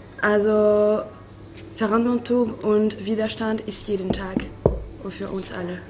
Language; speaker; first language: German; non-native, fluent; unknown